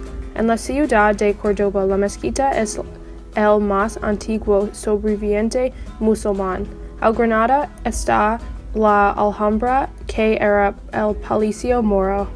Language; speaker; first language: Spanish; non-native, learner; English